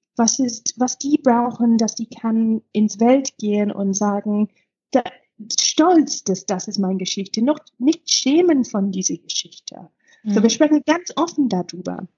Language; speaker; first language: German; non-native, learner; English